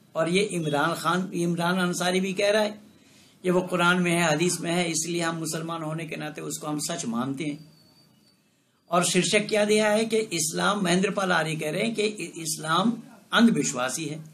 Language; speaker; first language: Hindi; non-native, local second language; Bangla